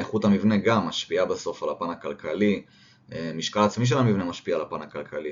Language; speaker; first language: Hebrew; native; Hebrew